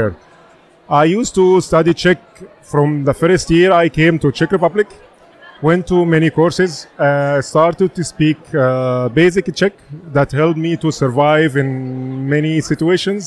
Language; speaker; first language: English; non-native, fluent; Arabic